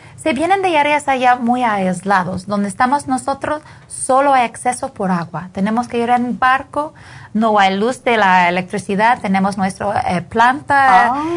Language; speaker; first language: Spanish; non-native, fluent; English